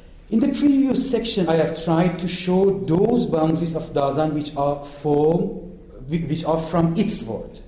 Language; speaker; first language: English; non-native, fluent; Persian